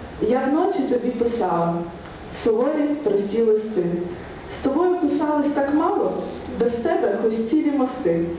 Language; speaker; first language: Ukrainian; native; Ukrainian